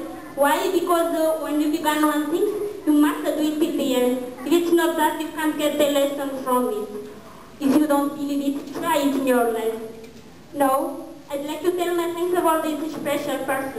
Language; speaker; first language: English; non-native, learner; Malagasy